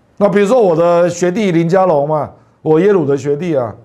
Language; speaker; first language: Chinese; native; Chinese